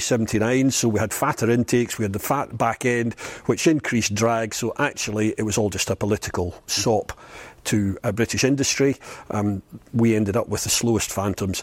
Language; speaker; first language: English; native; English